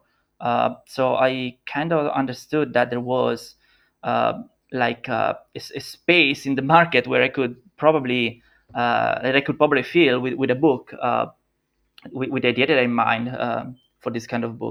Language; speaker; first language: English; non-native, fluent; Italian